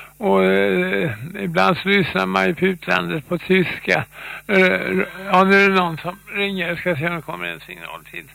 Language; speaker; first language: Swedish; native; Swedish